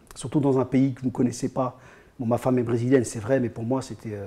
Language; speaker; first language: French; native; French